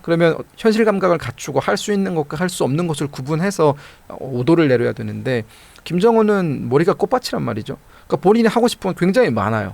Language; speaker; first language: Korean; native; Korean